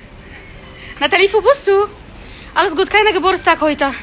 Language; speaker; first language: German; non-native, learner; Arabic